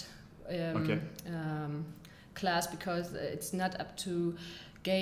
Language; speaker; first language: English; non-native, learner; German